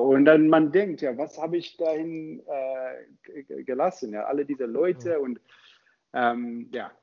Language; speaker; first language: German; non-native, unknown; English